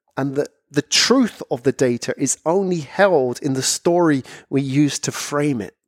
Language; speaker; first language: English; native; English